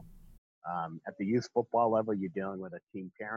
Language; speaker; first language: English; native; English